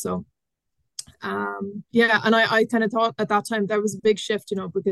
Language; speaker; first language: English; native; English